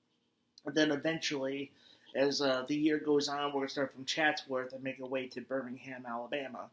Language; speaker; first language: English; native; English